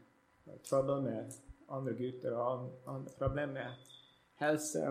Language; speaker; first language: Norwegian; non-native, learner; English